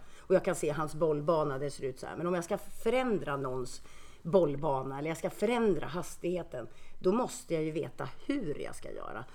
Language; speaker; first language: Swedish; early bilingual, other home language; Finnish